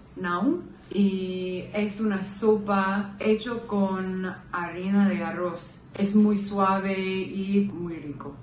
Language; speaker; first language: Spanish; non-native, fluent; English